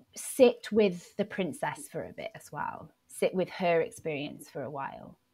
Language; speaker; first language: English; native; English